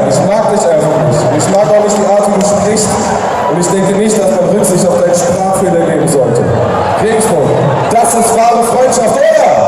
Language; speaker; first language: German; native; German